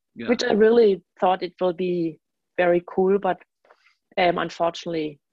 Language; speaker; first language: English; non-native, fluent; German